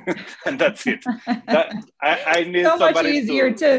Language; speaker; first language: English; non-native, fluent; Spanish